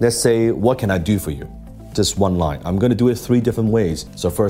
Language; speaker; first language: English; non-native, local second language; Cantonese